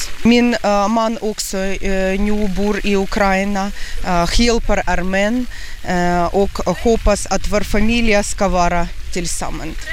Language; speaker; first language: Swedish; non-native, learner; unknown